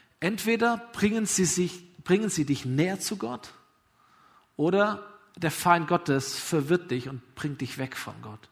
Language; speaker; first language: German; native; German